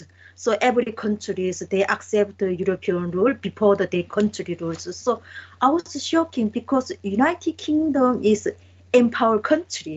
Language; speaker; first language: English; non-native, learner; Korean